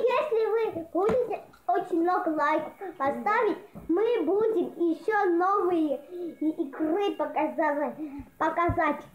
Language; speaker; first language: Russian; early bilingual, heritage; Russian